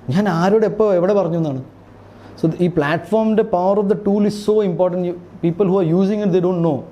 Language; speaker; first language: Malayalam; early bilingual, heritage; Malayalam